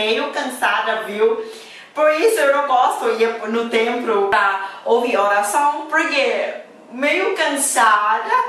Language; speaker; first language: Portuguese; non-native, fluent; Thai